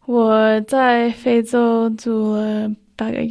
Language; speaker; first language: Chinese; early bilingual, heritage; Chinese